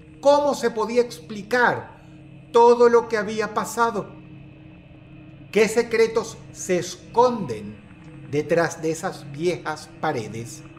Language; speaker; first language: Spanish; native; Spanish